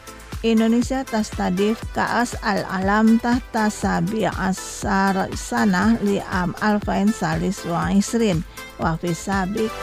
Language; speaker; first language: Arabic; non-native, fluent; Indonesian